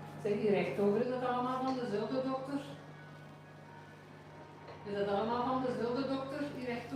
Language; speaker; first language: Dutch; native; Dutch